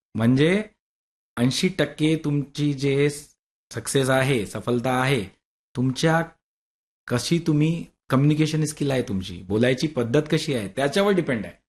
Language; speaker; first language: Marathi; non-native, local second language; Hindi